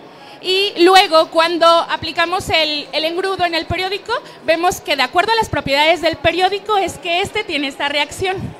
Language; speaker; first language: Spanish; native; Spanish